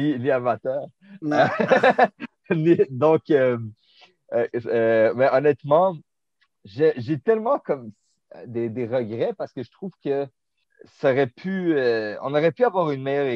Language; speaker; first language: French; native; French